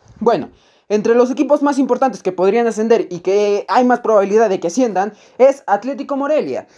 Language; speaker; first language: Spanish; native; Spanish